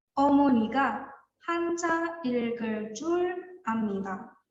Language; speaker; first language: Korean; non-native, fluent; Indonesian